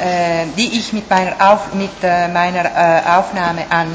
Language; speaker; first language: German; non-native, fluent; Italian